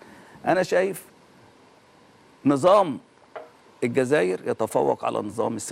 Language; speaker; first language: Arabic; native; Arabic